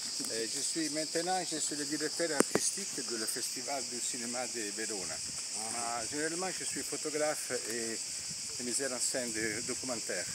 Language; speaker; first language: French; non-native, fluent; Italian